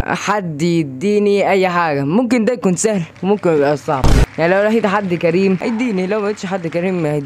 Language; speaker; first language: Arabic; native; Arabic